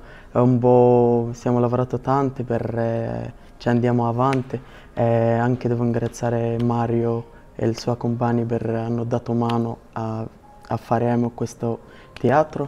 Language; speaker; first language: Italian; non-native, learner; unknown